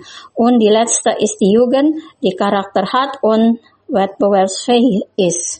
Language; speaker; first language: German; non-native, fluent; Indonesian